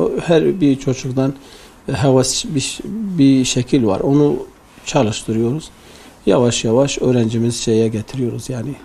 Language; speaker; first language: Turkish; non-native, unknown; Arabic